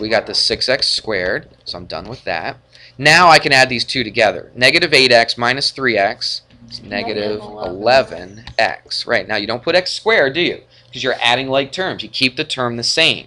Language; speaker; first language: English; native; English